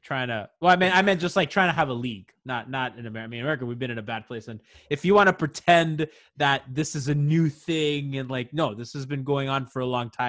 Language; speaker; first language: English; native; English